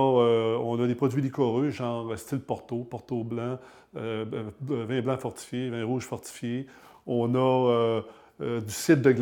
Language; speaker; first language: French; native; French